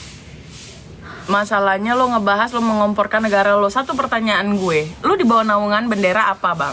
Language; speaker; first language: Indonesian; native; Indonesian